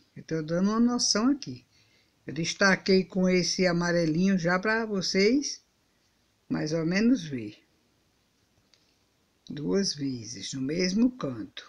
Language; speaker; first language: Portuguese; native; Portuguese